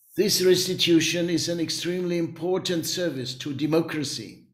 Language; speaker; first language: English; non-native, fluent; German